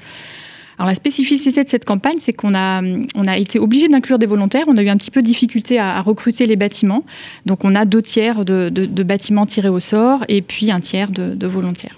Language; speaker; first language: French; native; French